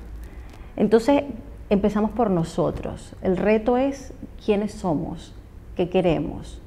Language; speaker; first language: Spanish; native; Spanish